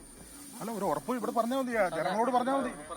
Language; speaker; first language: Malayalam; native; Malayalam